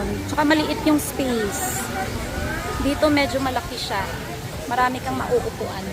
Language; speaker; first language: Filipino; non-native, local second language; Hiligaynon